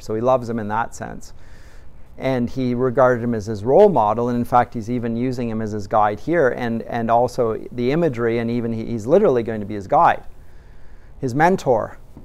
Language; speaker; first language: English; native; English